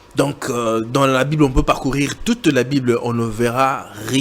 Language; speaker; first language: French; non-native, local second language; Lingala